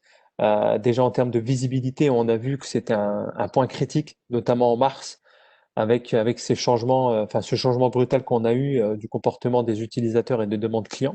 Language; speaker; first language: French; native; French